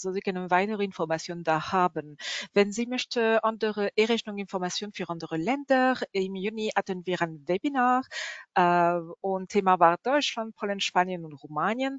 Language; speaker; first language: German; non-native, learner; French